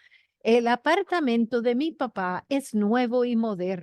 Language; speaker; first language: Spanish; non-native, fluent; English